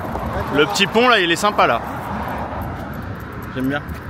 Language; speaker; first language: French; native; French